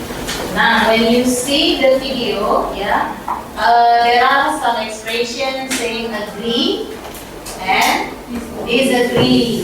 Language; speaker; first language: English; non-native, fluent; Indonesian